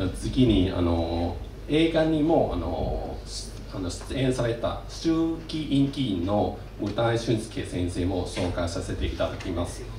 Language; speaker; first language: Japanese; non-native, fluent; Cantonese